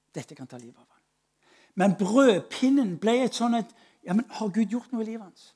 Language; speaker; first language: Norwegian; native; Norwegian